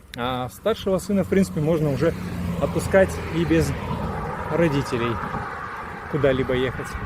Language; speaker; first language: Russian; native; Russian